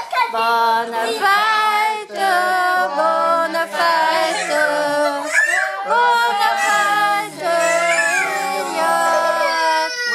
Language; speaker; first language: French; native; French